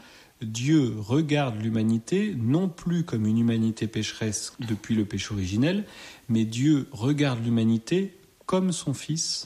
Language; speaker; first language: French; native; French